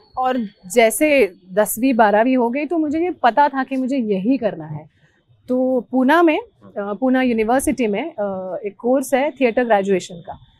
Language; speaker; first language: Hindi; non-native, local second language; Marathi